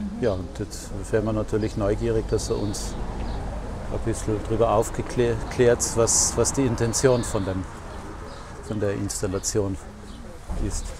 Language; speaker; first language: German; native; German